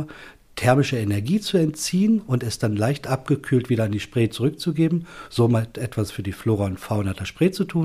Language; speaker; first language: German; native; German